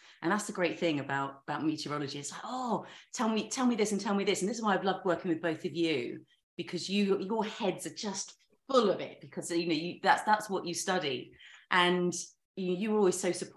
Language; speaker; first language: English; native; English